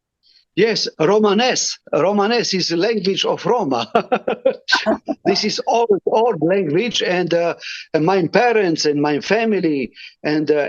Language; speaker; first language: English; non-native, learner; Romany